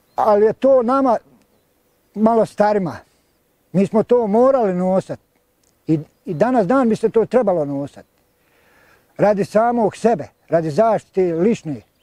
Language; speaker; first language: Bosnian; native; Bosnian